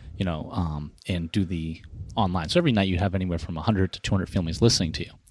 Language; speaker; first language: English; native; English